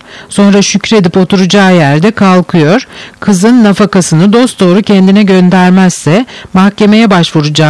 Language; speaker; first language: Turkish; native; Turkish